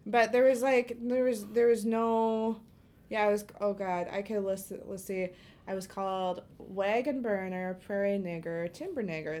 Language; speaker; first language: English; native; English